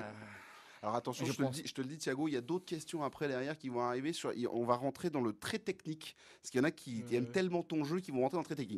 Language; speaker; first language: French; native; French